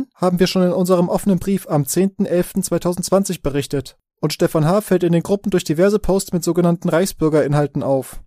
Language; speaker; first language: German; native; German